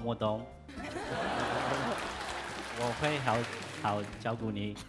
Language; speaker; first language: Chinese; non-native, learner; English